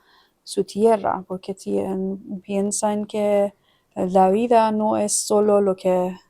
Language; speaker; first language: Spanish; non-native, fluent; Persian